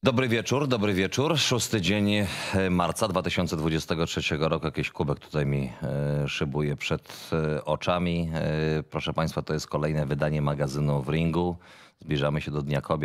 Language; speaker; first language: Polish; native; Polish